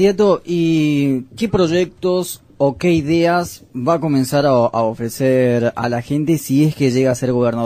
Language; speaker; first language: Spanish; native; Spanish